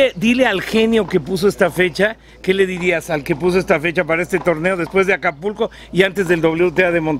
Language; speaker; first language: Spanish; native; Spanish